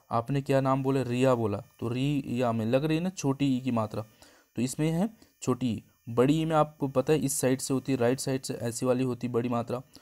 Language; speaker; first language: Hindi; native; Hindi